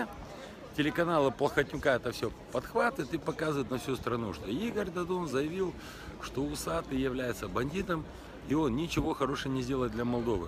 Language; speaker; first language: Russian; native; Russian